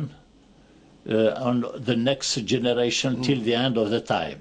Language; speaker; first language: English; non-native, fluent; Arabic